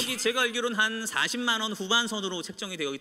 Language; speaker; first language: Korean; native; Korean